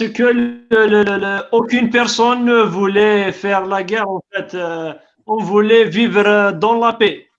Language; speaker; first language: French; non-native, learner; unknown